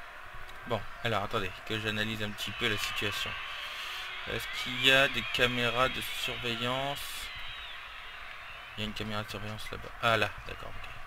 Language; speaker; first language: French; native; French